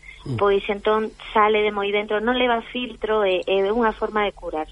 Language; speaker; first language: Galician; non-native, local second language; Spanish